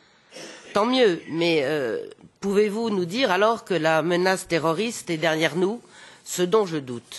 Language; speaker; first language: French; native; French